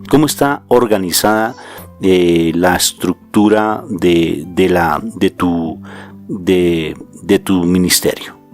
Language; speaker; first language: Spanish; native; Spanish